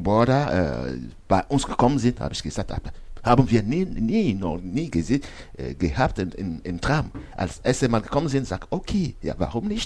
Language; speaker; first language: German; non-native, learner; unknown